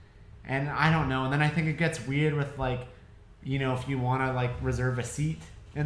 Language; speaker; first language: English; native; English